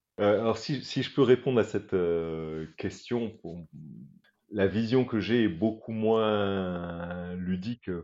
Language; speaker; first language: French; native; French